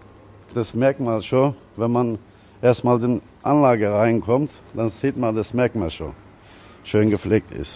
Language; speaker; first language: German; non-native, fluent; Turkish